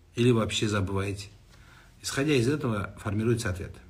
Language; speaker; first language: Russian; non-native, local second language; Kazakh